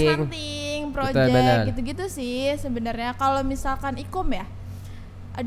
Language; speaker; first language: Indonesian; native; Indonesian